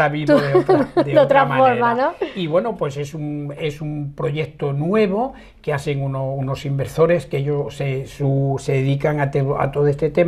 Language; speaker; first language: Spanish; native; Spanish